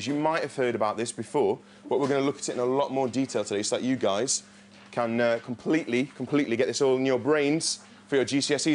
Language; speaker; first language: English; native; English